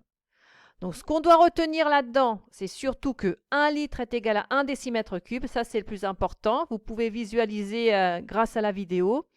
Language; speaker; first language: French; native; French